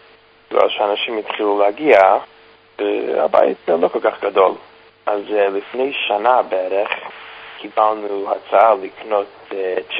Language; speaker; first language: Hebrew; non-native, fluent; English